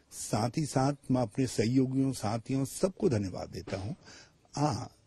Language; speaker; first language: Hindi; native; Hindi